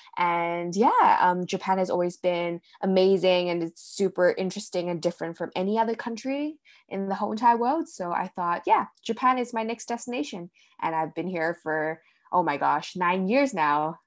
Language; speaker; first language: English; early bilingual, other home language; Cantonese